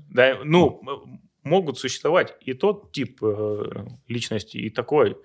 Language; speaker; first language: Russian; native; Russian